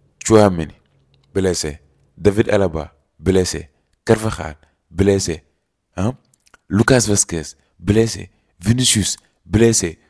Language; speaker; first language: French; non-native, local second language; Wolof